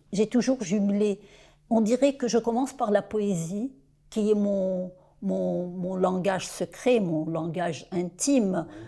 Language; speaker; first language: French; non-native, local second language; Arabic